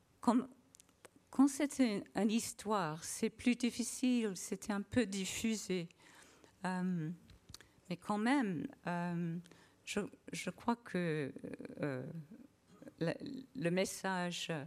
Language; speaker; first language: French; non-native, learner; English